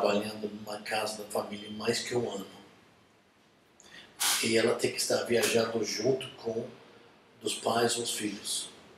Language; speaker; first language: Portuguese; non-native, fluent; English